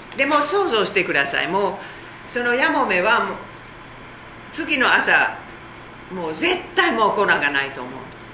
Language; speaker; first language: Japanese; non-native, fluent; Korean